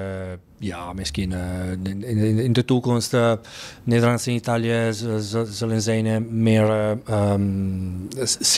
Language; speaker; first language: Dutch; non-native, learner; Italian